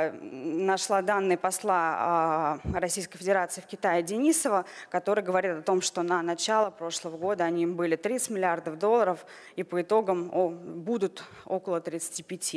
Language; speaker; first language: Russian; native; Russian